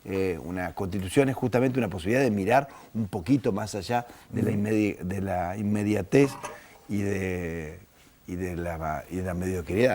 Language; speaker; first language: Spanish; native; Spanish